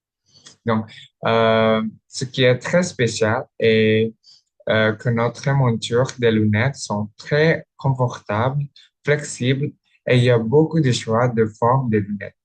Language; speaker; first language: French; non-native, learner; Indonesian